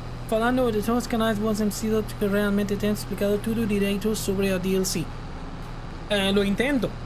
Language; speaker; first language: Spanish; non-native, learner; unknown